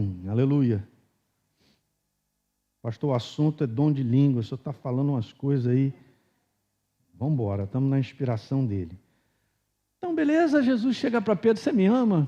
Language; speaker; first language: Portuguese; native; Portuguese